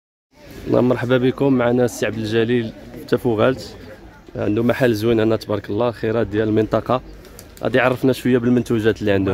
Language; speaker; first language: Arabic; native; Arabic